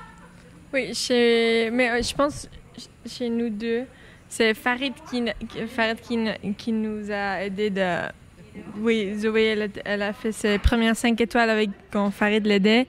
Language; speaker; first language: French; non-native, local second language; Dutch